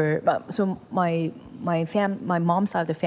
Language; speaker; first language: English; non-native, local second language; Cantonese